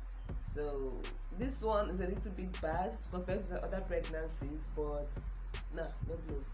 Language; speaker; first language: English; non-native, local second language; Igbo